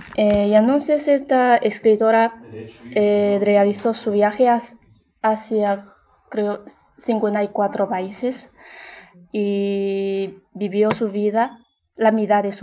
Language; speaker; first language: Spanish; non-native, fluent; Chinese